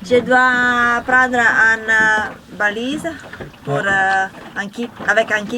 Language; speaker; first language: French; non-native, learner; Italian